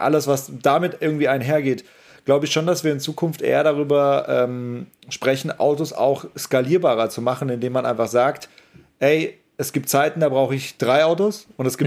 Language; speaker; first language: German; native; German